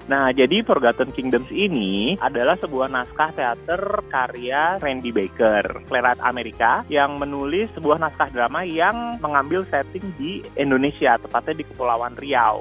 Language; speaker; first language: Indonesian; native; Indonesian